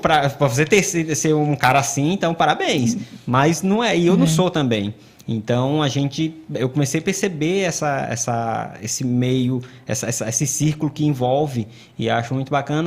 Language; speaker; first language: Portuguese; native; Portuguese